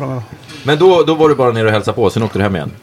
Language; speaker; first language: Swedish; native; Swedish